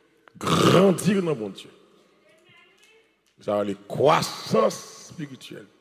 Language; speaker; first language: French; non-native, learner; Haitian Creole